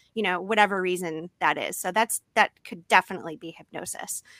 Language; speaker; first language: English; native; English